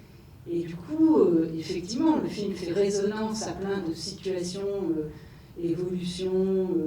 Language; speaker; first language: French; native; French